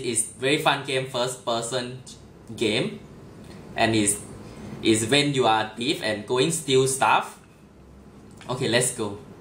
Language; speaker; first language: English; non-native, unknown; Thai